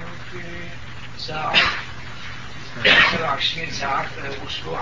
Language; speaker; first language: Arabic; non-native, fluent; Turkish